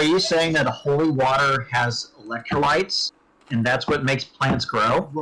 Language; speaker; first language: English; native; English